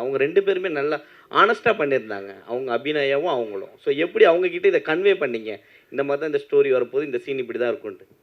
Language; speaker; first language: Tamil; native; Tamil